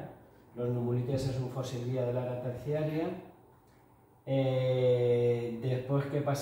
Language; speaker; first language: Spanish; native; Spanish